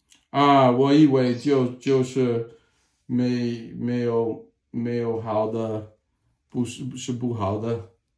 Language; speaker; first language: Chinese; non-native, learner; English